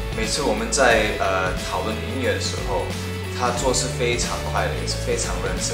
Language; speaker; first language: Chinese; non-native, local second language; English